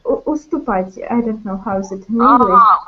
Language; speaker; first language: English; non-native, learner; Russian